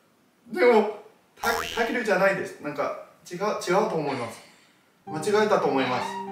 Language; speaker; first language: Japanese; non-native, learner; English